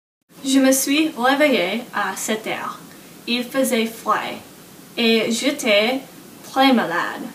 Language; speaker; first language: French; non-native, learner; English